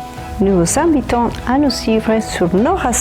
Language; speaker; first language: French; native; French